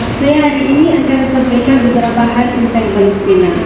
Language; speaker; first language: Indonesian; non-native, learner; Arabic